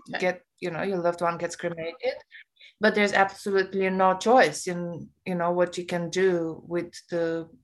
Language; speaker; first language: English; non-native, fluent; Romanian